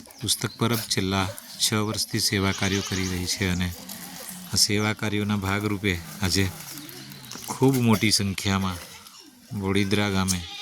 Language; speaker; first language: Gujarati; native; Gujarati